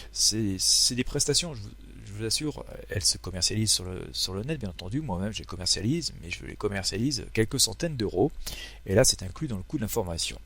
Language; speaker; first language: French; native; French